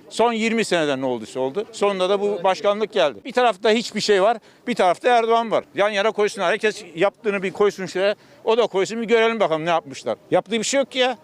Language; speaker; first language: Turkish; native; Turkish